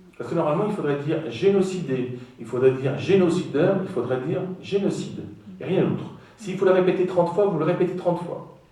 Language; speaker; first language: French; non-native, fluent; Greek